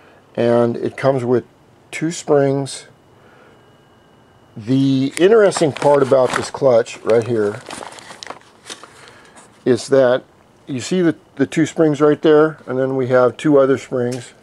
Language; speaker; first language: English; native; English